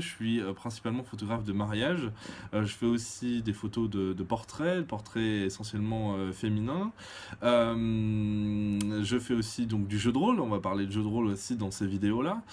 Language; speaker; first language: French; native; French